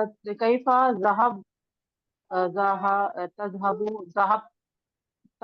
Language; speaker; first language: Arabic; non-native, learner; Urdu